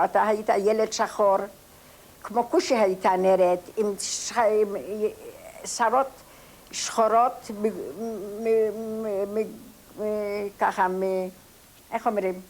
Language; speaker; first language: Hebrew; non-native, fluent; Polish